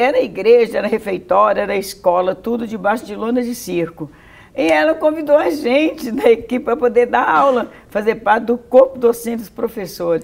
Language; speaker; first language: Portuguese; native; Portuguese